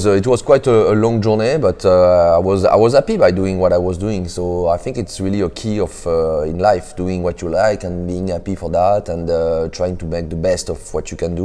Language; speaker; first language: English; non-native, fluent; French